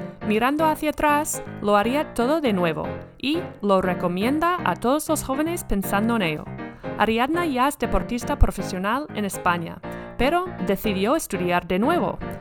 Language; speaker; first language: Spanish; non-native, fluent; English